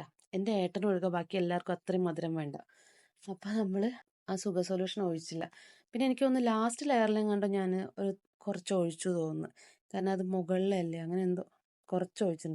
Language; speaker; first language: Malayalam; native; Malayalam